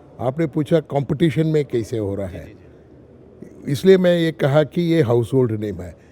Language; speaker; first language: Hindi; non-native, local second language; Tamil